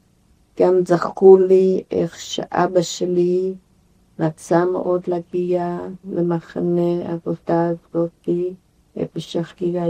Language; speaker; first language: Hebrew; non-native, fluent; Yiddish